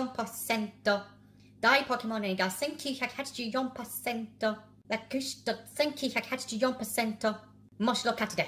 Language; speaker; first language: Japanese; non-native, learner; English